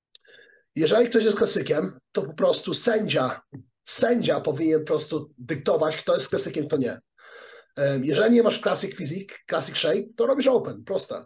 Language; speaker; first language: Polish; early bilingual, heritage; Polish